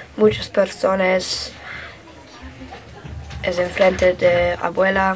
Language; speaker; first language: Spanish; non-native, learner; English